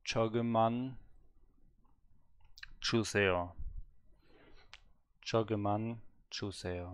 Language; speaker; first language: Korean; non-native, learner; German